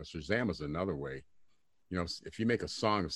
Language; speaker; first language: English; native; English